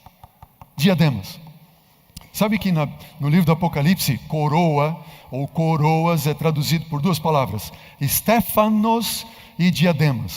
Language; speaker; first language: Portuguese; native; Portuguese